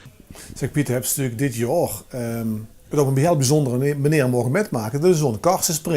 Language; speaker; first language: Dutch; native; Dutch